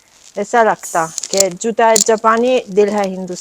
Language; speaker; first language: Hindi; non-native, learner; Italian